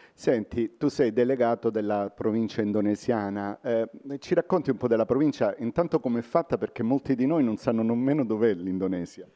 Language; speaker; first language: Italian; native; Italian